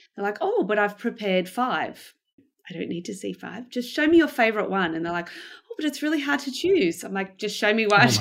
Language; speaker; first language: English; native; English